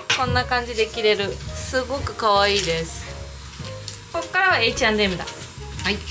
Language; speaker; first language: Japanese; native; Japanese